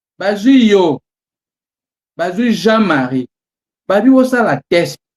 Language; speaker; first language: Lingala; native; Lingala